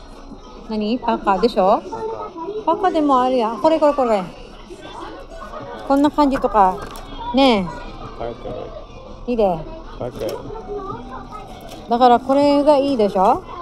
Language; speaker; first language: Japanese; non-native, learner; Filipino